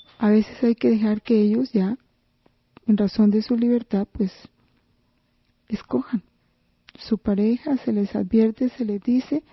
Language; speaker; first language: Spanish; native; Spanish